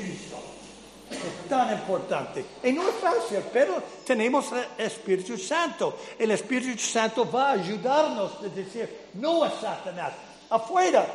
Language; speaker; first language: Spanish; non-native, fluent; English